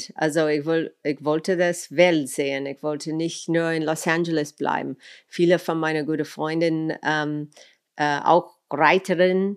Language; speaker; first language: German; non-native, fluent; English